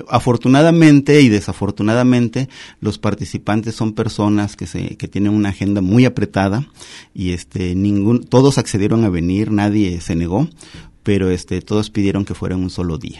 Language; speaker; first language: Spanish; native; Spanish